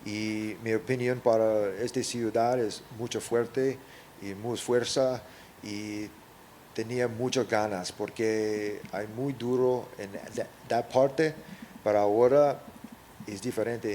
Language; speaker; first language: Spanish; early bilingual, heritage; English